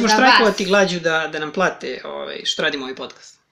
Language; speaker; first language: Serbian; native; Serbian